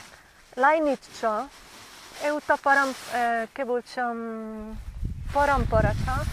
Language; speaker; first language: Nepali; non-native, learner; Slovak